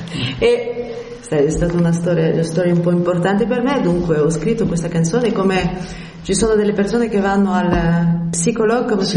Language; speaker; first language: Italian; early bilingual, heritage; French